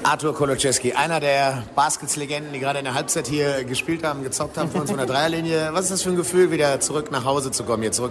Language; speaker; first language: German; native; German